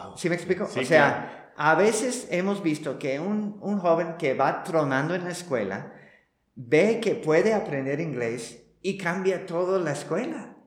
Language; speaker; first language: Spanish; non-native, fluent; English